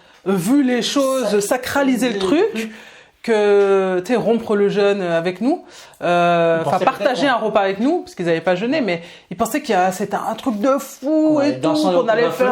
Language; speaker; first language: French; native; French